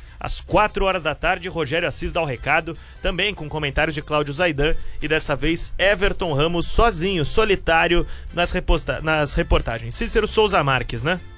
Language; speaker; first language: Portuguese; native; Portuguese